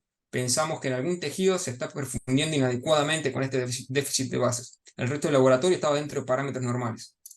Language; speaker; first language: Spanish; native; Spanish